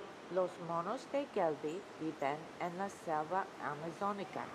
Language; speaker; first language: Spanish; non-native, learner; English